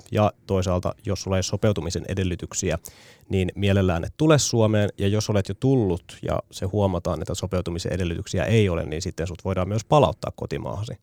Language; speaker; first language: Finnish; native; Finnish